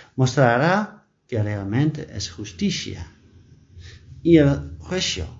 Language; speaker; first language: Spanish; non-native, learner; Dutch